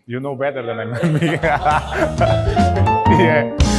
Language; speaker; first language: English; non-native, fluent; Portuguese